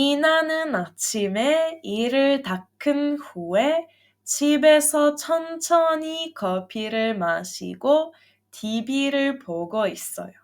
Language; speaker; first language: Korean; non-native, fluent; Serbian